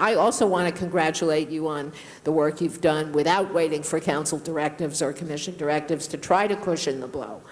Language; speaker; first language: English; native; English